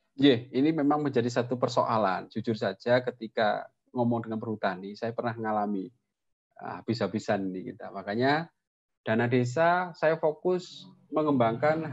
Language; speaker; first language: Indonesian; non-native, local second language; Javanese